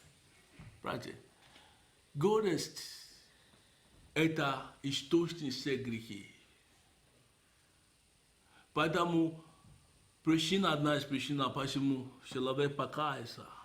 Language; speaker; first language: Russian; non-native, fluent; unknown